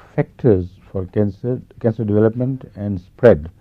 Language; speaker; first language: English; non-native, local second language; Urdu